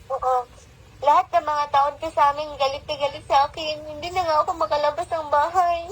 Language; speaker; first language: Filipino; native; Filipino